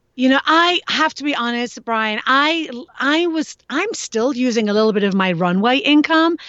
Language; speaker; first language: English; native; English